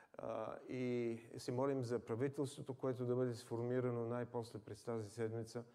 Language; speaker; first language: Bulgarian; native; Bulgarian